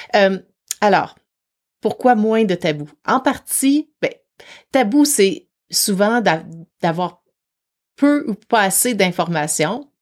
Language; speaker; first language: French; native; French